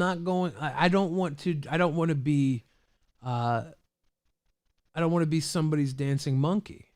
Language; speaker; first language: English; native; English